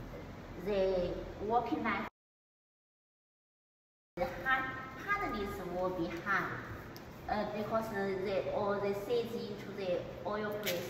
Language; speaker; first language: English; non-native, learner; Chinese